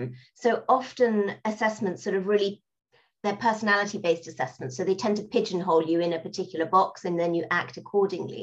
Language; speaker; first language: English; native; English